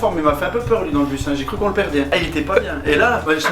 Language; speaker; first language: French; native; French